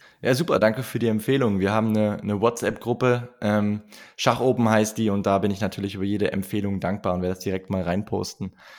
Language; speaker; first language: German; native; German